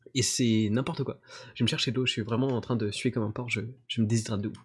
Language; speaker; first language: French; native; French